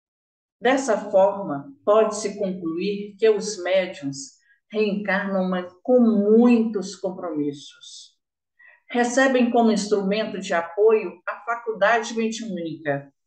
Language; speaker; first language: Portuguese; native; Portuguese